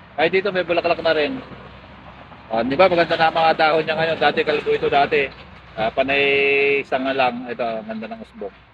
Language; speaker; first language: Filipino; native; Filipino